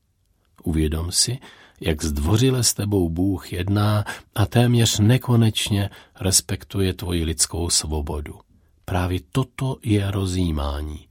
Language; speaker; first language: Czech; native; Czech